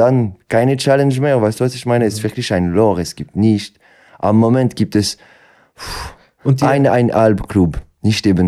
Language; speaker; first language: German; non-native, local second language; French